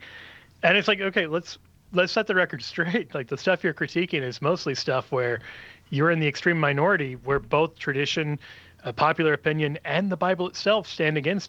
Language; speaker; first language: English; native; English